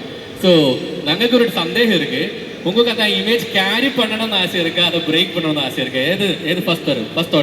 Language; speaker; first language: Tamil; non-native, local second language; Malayalam